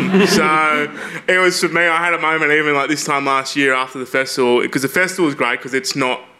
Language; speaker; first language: English; native; English